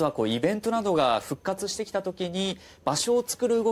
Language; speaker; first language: Japanese; native; Japanese